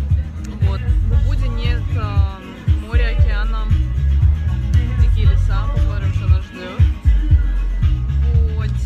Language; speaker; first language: Russian; native; Russian